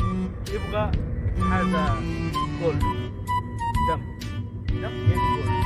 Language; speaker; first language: Arabic; non-native, learner; Bangla